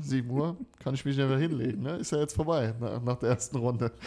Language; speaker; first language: German; native; German